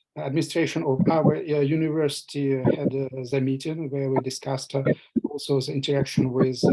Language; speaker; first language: English; non-native, fluent; Russian